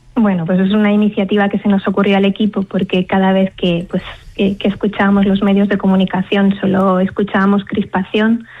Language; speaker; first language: Spanish; native; Spanish